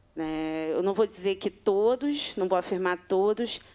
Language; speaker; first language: Portuguese; native; Portuguese